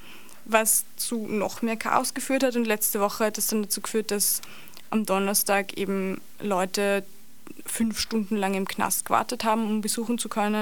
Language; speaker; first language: German; native; German